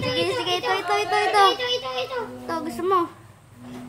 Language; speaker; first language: Filipino; native; Filipino